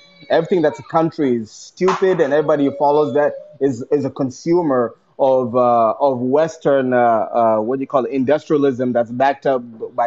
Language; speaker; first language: English; non-native, local second language; Luyia